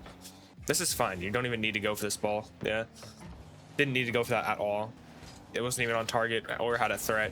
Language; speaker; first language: English; native; English